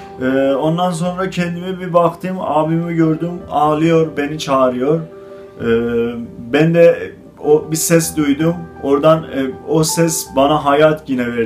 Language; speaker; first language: Turkish; non-native, fluent; Azerbaijani